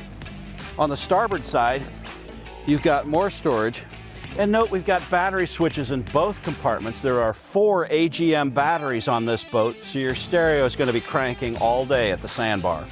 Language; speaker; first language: English; native; English